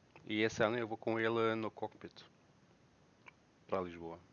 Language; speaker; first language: Portuguese; non-native, learner; German